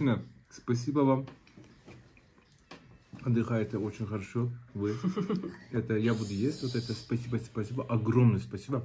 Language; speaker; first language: Russian; non-native, learner; Turkish